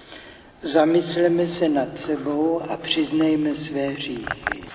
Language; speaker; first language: Czech; native; Czech